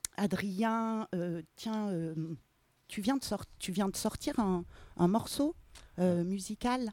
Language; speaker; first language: French; native; French